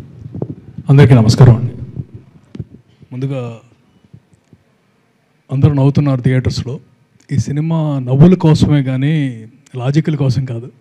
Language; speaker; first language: Telugu; native; Telugu